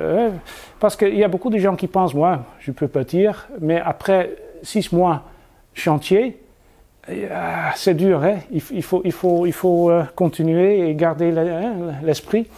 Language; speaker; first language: French; non-native, fluent; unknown